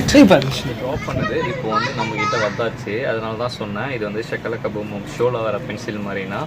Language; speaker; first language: Tamil; native; Tamil